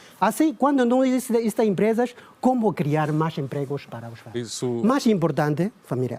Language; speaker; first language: Portuguese; non-native, learner; Chinese